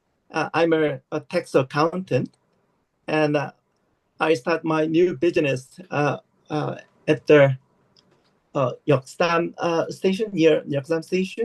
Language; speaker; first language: English; non-native, learner; Korean